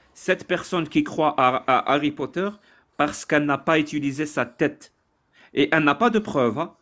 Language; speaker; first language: French; non-native, local second language; Arabic